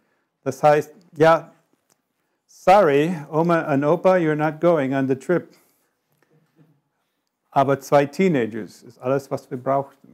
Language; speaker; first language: German; non-native, fluent; English